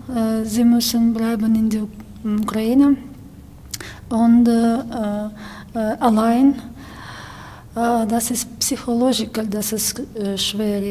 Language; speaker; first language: German; non-native, learner; Ukrainian